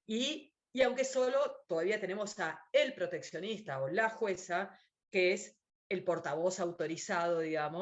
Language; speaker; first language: Spanish; native; Spanish